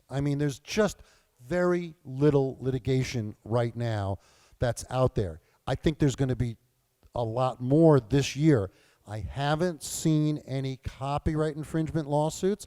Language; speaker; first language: English; native; English